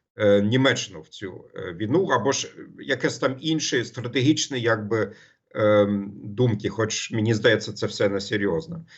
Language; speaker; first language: Ukrainian; non-native, fluent; German